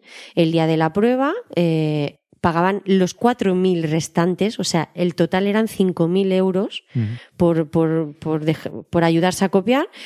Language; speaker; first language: Spanish; native; Spanish